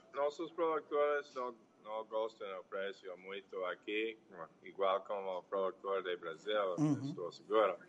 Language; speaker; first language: Portuguese; non-native, learner; English